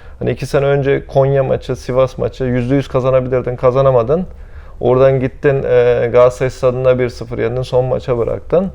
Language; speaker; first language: Turkish; early bilingual, heritage; Turkish